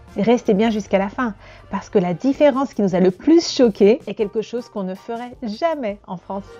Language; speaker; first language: French; native; French